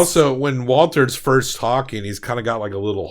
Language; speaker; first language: English; native; English